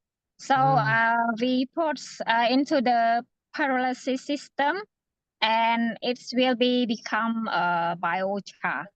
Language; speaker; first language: English; non-native, fluent; Khmer